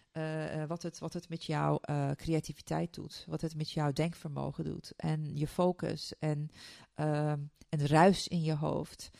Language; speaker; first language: Dutch; non-native, fluent; Turkish